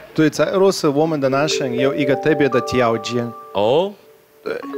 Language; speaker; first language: Chinese; non-native, fluent; Russian